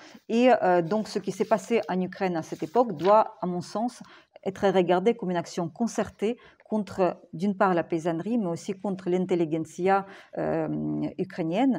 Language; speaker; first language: French; non-native, fluent; Ukrainian